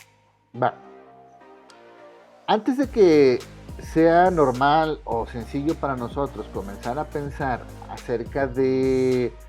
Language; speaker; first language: Spanish; native; Spanish